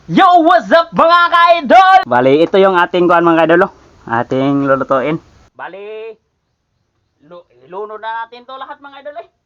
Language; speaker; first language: Filipino; non-native, local second language; Cebuano